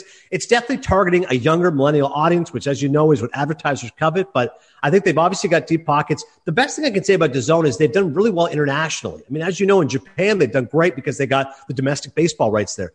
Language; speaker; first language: English; native; English